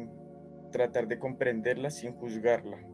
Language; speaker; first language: Spanish; native; Spanish